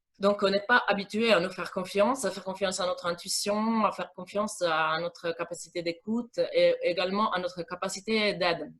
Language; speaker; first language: French; non-native, fluent; Italian